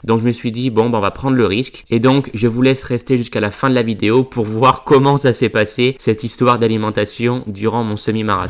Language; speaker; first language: French; native; French